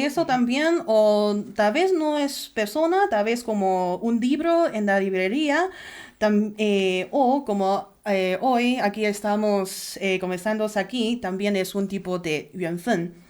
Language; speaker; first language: Spanish; non-native, learner; Chinese